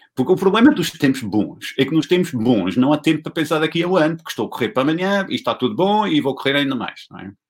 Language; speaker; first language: Portuguese; non-native, fluent; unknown